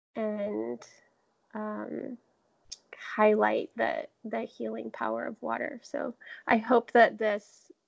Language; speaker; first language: English; native; English